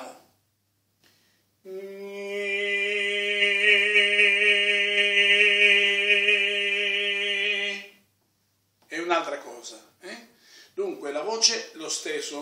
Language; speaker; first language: Italian; non-native, fluent; Spanish